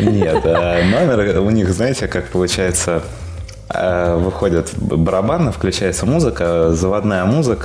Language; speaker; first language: Russian; native; Russian